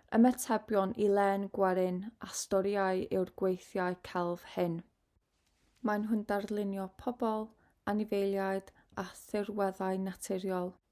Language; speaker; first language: Welsh; non-native, local second language; English